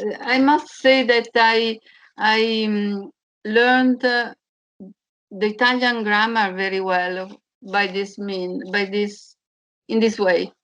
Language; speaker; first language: English; non-native, learner; Italian